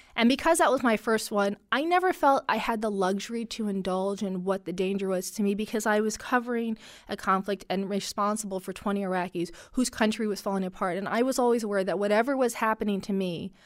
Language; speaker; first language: English; early bilingual, other home language; Arabic